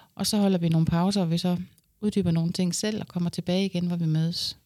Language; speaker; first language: Danish; native; Danish